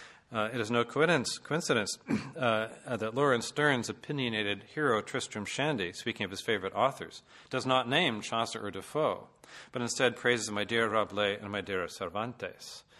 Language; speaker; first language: English; native; English